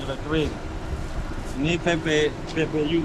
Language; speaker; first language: Indonesian; native; Indonesian